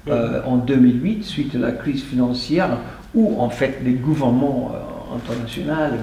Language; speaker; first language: French; non-native, fluent; English